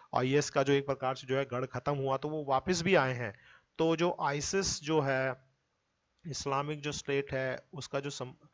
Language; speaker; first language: Hindi; native; Hindi